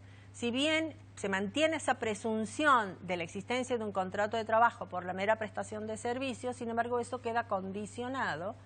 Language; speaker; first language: Spanish; native; Spanish